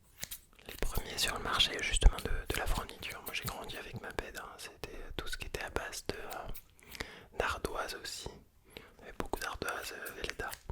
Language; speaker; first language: French; native; French